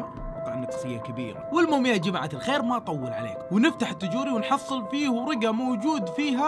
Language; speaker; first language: Arabic; native; Arabic